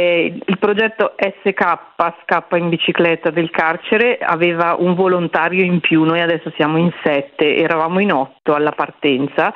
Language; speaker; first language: Italian; native; Italian